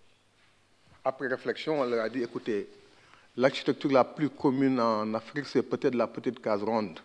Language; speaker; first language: French; non-native, local second language; Wolof